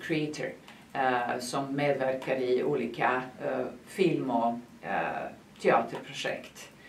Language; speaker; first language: Swedish; non-native, fluent; Serbian